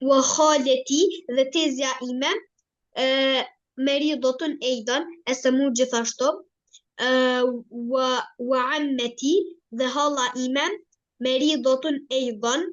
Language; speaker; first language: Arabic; non-native, learner; Albanian